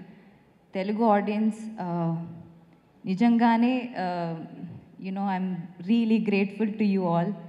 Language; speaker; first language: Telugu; non-native, fluent; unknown